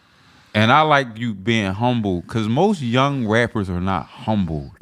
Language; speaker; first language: English; native; English